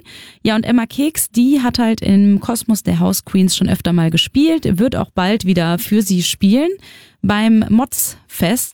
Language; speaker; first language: German; native; German